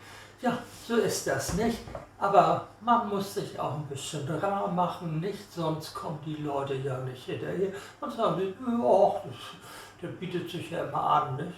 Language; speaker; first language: German; native; German